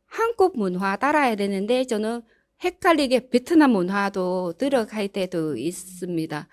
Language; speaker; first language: Korean; non-native, learner; Vietnamese